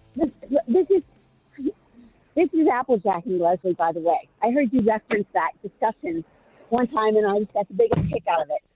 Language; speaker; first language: English; native; English